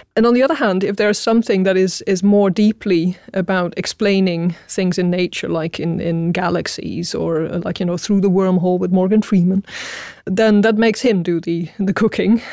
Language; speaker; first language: English; non-native, fluent; Dutch